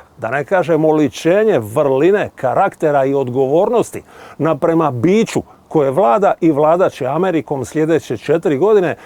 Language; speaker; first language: Bosnian; native; Bosnian